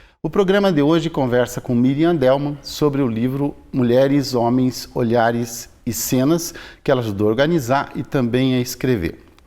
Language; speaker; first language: Portuguese; native; Portuguese